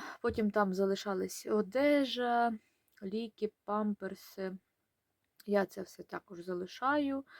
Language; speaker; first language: Ukrainian; non-native, local second language; Russian